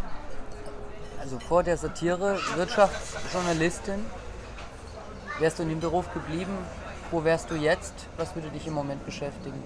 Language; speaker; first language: German; native; German